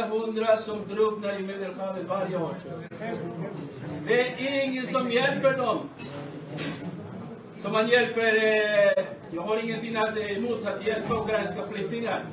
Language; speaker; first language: Swedish; non-native, fluent; Spanish